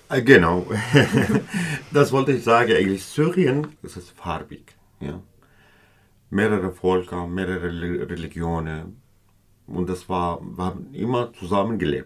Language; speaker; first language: German; non-native, fluent; Kurdish